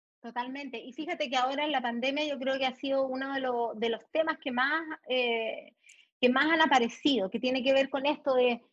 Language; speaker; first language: Spanish; early bilingual, heritage; Spanish